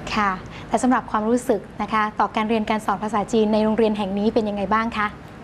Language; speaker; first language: Thai; native; Thai